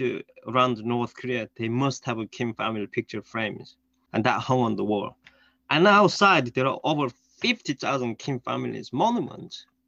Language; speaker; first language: English; non-native, fluent; Korean